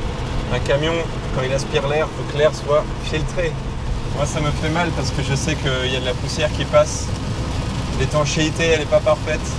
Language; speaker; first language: French; native; French